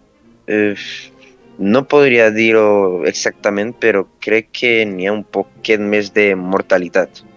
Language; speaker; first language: Catalan; early bilingual, other home language; Romanian